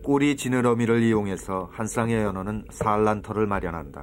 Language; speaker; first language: Korean; native; Korean